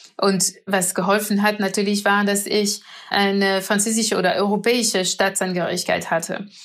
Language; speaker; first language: German; non-native, fluent; French